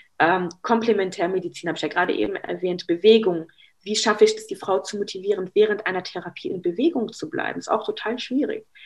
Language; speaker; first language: German; early bilingual, other home language; Arabic